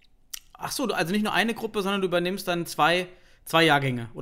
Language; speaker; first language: German; native; German